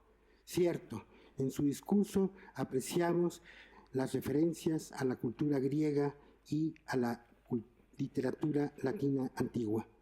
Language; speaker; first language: Spanish; native; Spanish